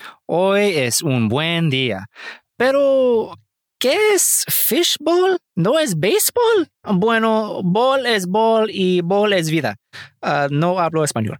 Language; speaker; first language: Spanish; non-native, learner; English